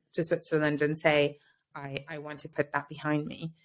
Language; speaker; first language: English; non-native, fluent; Spanish